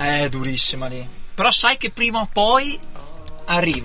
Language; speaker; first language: Italian; native; Italian